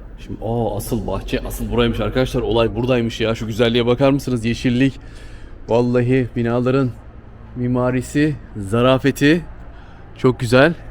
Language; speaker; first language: Turkish; native; Turkish